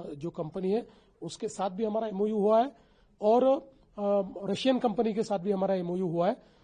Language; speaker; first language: Hindi; non-native, local second language; Marathi